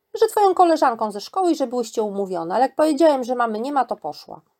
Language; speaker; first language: Polish; native; Polish